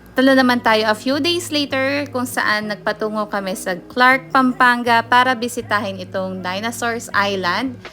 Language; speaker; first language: Filipino; native; Filipino